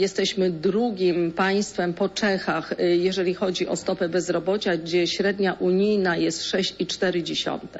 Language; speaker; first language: Polish; native; Polish